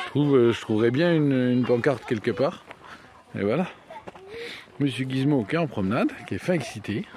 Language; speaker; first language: French; native; French